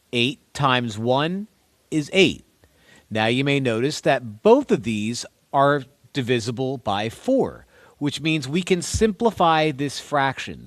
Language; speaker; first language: English; native; English